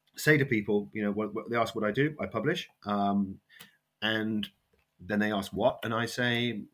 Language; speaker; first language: English; native; English